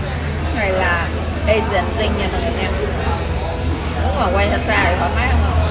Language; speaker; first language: Vietnamese; native; Vietnamese